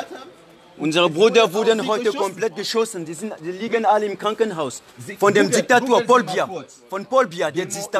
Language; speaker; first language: German; non-native, fluent; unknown